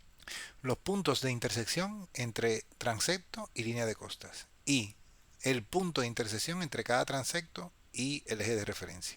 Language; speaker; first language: Spanish; native; Spanish